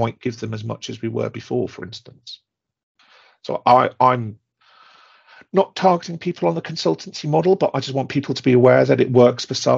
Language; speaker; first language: English; native; English